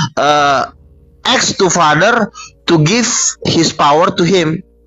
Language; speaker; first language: English; non-native, learner; Indonesian